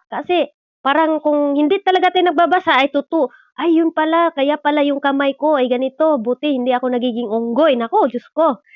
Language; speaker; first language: Filipino; non-native, local second language; Cebuano